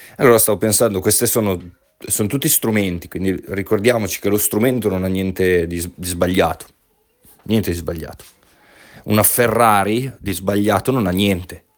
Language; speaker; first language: Italian; native; Italian